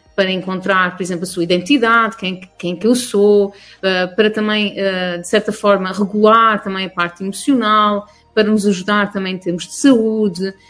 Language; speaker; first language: Portuguese; native; Portuguese